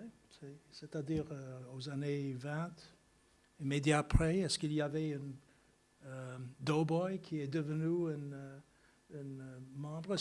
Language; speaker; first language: French; non-native, fluent; English